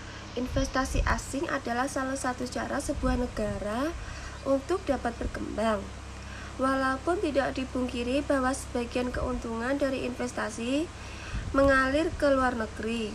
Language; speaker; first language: Indonesian; native; Indonesian